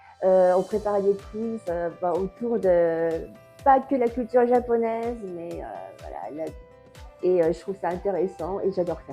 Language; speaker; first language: French; non-native, fluent; Japanese